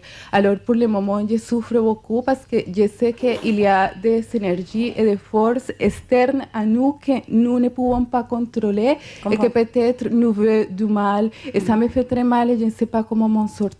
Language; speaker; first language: French; non-native, fluent; Spanish